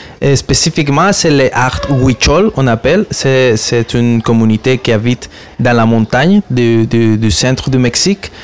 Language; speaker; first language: French; non-native, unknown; Spanish